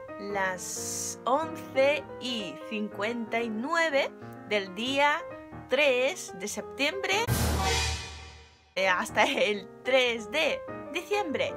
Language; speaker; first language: Spanish; non-native, fluent; Japanese